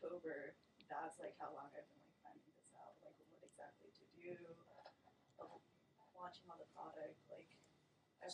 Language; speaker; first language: English; native; English